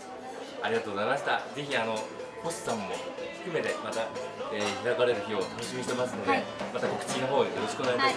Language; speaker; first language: Japanese; native; Japanese